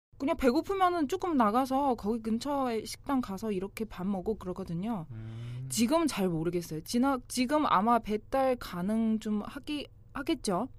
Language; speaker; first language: Korean; non-native, fluent; Chinese